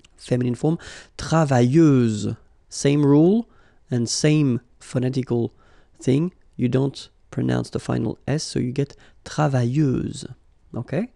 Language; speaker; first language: English; non-native, fluent; French